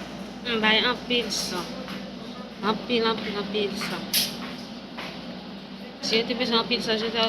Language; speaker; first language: French; non-native, local second language; Haitian Creole